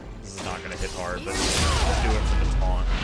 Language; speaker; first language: English; native; English